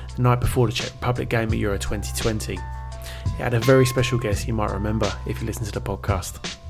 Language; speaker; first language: English; native; English